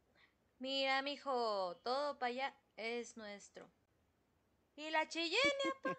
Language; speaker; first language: Spanish; native; Spanish